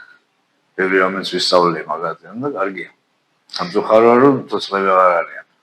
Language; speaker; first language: Georgian; native; Georgian